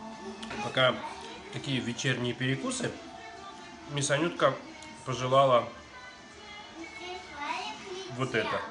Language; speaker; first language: Russian; native; Russian